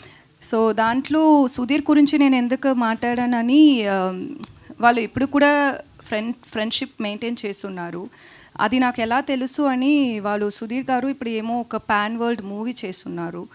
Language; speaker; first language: Telugu; non-native, learner; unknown